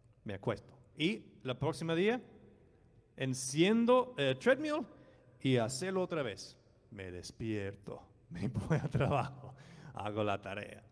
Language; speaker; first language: Spanish; non-native, fluent; English